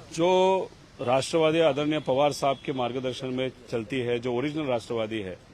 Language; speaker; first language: Hindi; non-native, local second language; Marathi